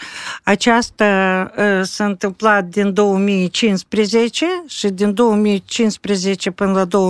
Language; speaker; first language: Romanian; non-native, local second language; Russian